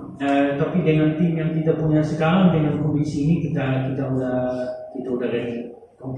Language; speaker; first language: Indonesian; non-native, fluent; Dutch